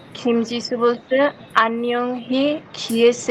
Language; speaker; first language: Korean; non-native, learner; Bangla